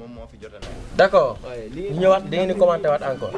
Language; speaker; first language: French; non-native, local second language; Wolof